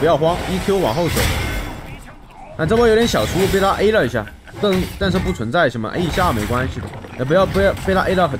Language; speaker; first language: Chinese; native; Chinese